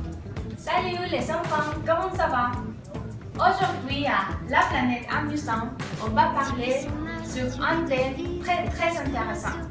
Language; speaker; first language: French; non-native, learner; Spanish